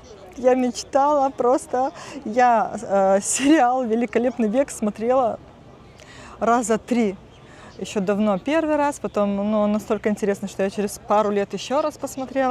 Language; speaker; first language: Russian; native; Russian